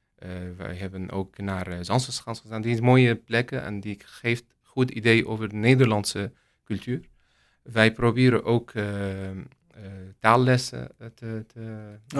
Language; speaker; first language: Dutch; non-native, learner; Arabic